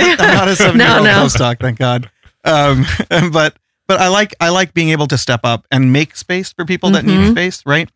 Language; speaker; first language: English; early bilingual, other home language; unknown